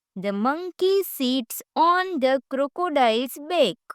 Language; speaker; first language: English; non-native, local second language; Gujarati